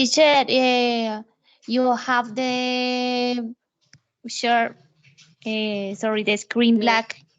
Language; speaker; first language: English; non-native, learner; Spanish